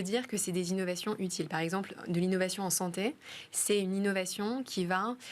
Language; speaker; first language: French; native; French